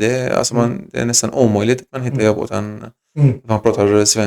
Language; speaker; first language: Swedish; non-native, fluent; Arabic